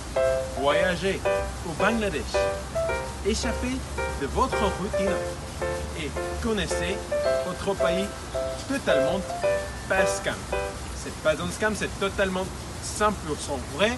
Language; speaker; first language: French; non-native, learner; Spanish